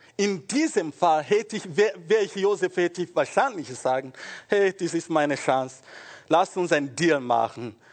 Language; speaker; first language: German; non-native, fluent; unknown